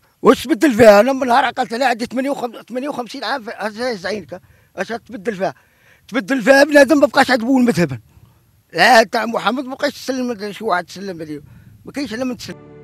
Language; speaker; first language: Arabic; native; Arabic